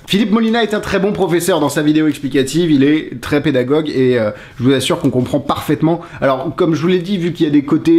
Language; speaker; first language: French; native; French